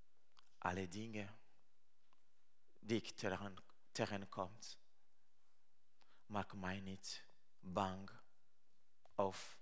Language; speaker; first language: Dutch; non-native, learner; Rundi